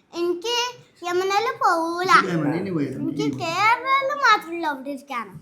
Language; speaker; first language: Malayalam; early bilingual, other home language; Arabic